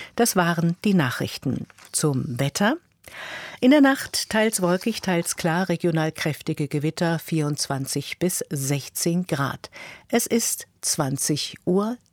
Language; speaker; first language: German; native; German